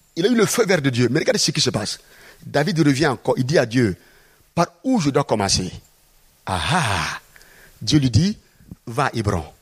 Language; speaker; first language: French; non-native, local second language; Mossi